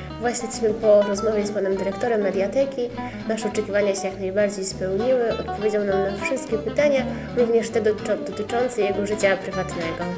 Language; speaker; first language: Polish; native; Polish